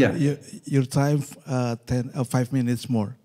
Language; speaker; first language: English; non-native, local second language; Indonesian